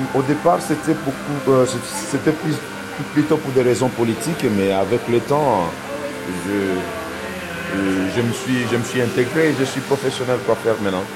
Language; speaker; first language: French; non-native, local second language; Lingala